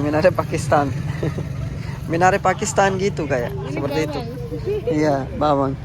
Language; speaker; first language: Indonesian; non-native, learner; Urdu